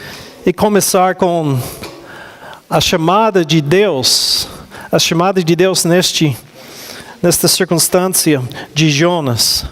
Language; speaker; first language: Portuguese; non-native, fluent; English